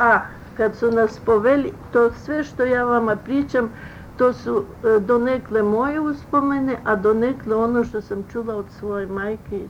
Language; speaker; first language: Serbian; early bilingual, other home language; Russian